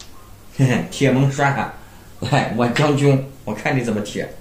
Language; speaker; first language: Chinese; native; Chinese